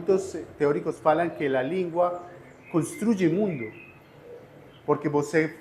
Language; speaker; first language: Portuguese; non-native, fluent; Spanish